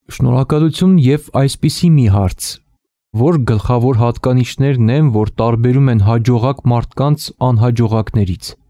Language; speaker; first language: Armenian; native; Armenian